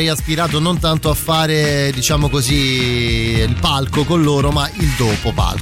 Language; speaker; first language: Italian; native; Italian